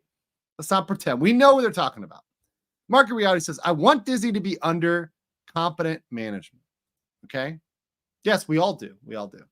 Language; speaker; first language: English; native; English